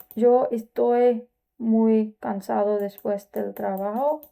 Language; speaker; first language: Spanish; non-native, learner; English